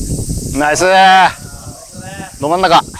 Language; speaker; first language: Japanese; native; Japanese